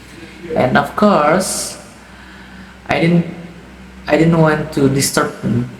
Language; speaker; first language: English; non-native, learner; Indonesian